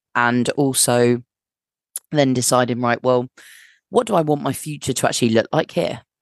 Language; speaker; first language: English; native; English